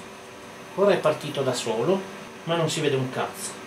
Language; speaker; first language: Italian; native; Italian